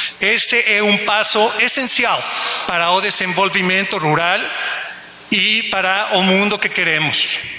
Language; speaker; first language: Portuguese; non-native, learner; Spanish